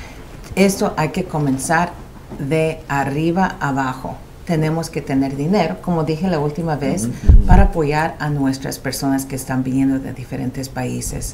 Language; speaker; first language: Spanish; early bilingual, heritage; Spanish